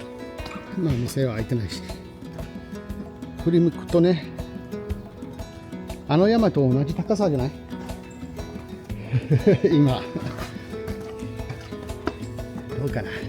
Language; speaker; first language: Japanese; non-native, fluent; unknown